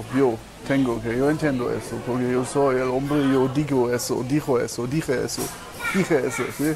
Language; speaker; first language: Spanish; non-native, learner; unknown